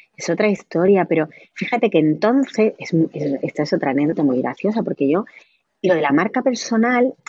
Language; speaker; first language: Spanish; native; Spanish